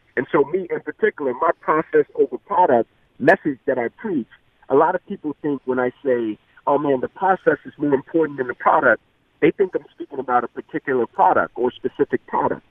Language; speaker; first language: English; native; English